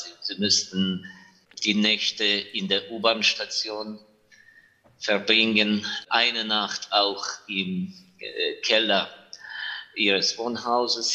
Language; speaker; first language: German; non-native, fluent; Ukrainian